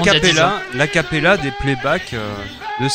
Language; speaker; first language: French; native; French